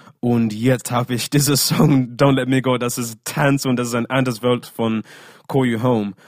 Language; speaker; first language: German; non-native, learner; English